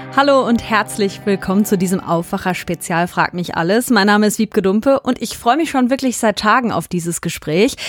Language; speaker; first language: German; native; German